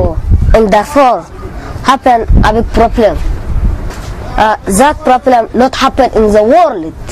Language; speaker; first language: English; non-native, learner; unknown